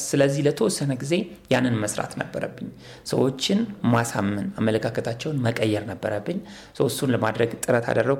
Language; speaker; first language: Amharic; native; Amharic